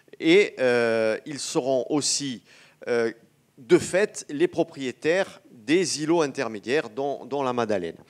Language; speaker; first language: French; native; French